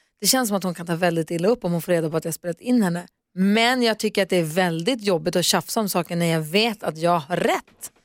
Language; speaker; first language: Swedish; native; Swedish